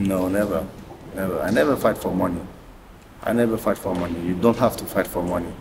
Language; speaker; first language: English; non-native, learner; French